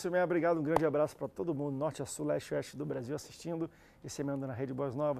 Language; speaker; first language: Portuguese; native; Portuguese